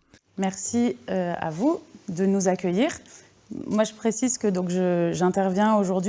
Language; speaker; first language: French; native; French